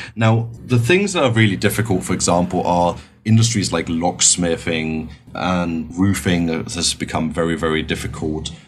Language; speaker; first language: English; non-native, fluent; German